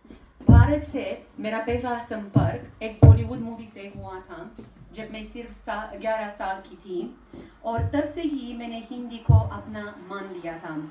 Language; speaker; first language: Hindi; non-native, fluent; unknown